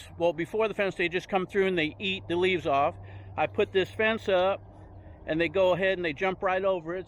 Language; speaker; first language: English; native; English